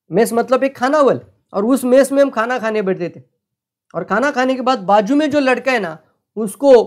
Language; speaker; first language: Hindi; non-native, local second language; Marathi